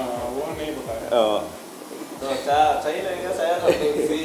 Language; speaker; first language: Hindi; non-native, local second language; Assamese